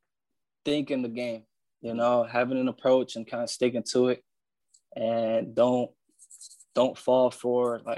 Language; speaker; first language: English; early bilingual, other home language; Spanish